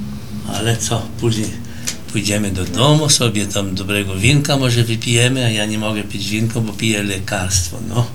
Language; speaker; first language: Polish; early bilingual, heritage; Polish